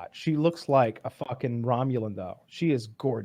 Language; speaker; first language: English; native; English